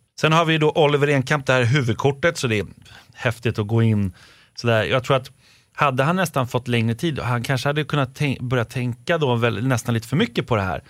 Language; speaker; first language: Swedish; native; Swedish